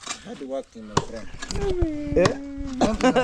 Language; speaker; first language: English; non-native, learner; Swahili